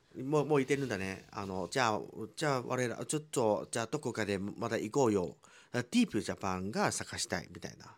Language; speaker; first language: Japanese; non-native, fluent; Chinese